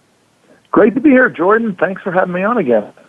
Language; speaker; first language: English; native; English